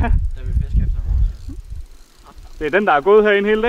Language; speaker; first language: Danish; native; Danish